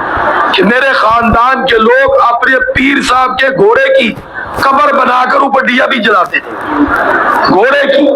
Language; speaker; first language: Urdu; native; Urdu